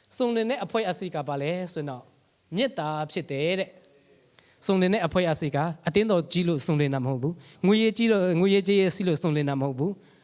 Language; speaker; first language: Burmese; non-native, local second language; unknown